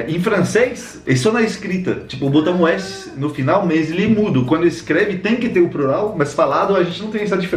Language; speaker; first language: Portuguese; non-native, fluent; French